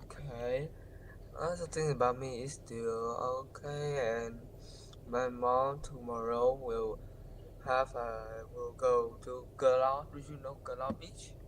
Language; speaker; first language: English; non-native, learner; Vietnamese